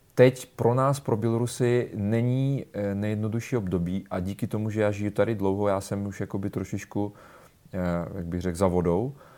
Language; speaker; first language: Czech; non-native, fluent; Russian